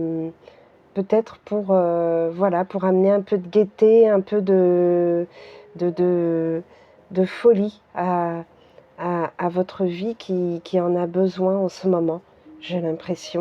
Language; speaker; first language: French; native; French